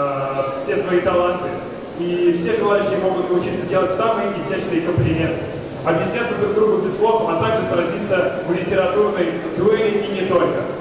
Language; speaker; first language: Russian; native; Russian